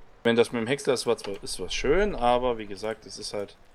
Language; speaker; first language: German; native; German